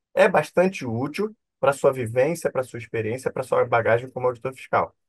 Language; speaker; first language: Portuguese; native; Portuguese